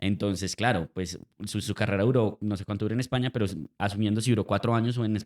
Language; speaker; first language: Spanish; native; Spanish